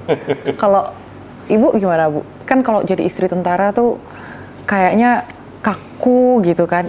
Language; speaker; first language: Indonesian; native; Indonesian